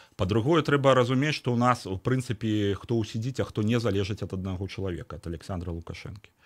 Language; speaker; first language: Belarusian; native; Belarusian